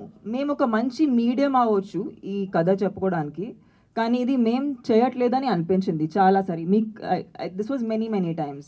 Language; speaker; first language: Telugu; non-native, fluent; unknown